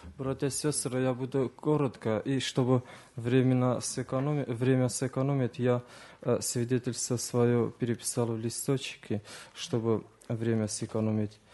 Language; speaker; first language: Russian; early bilingual, other home language; Azerbaijani